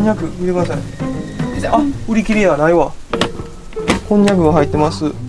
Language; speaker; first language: Japanese; native; Japanese